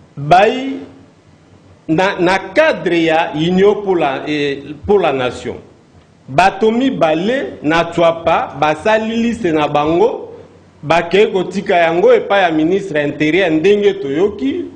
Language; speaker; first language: Lingala; non-native, local second language; Mongo